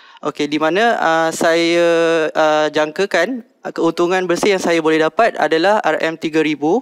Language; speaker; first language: Malay; native; Malay